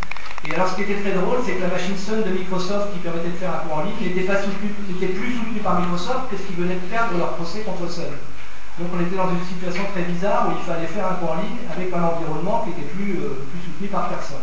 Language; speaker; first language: French; native; French